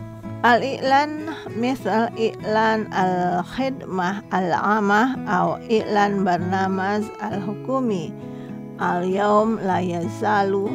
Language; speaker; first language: Arabic; non-native, fluent; Indonesian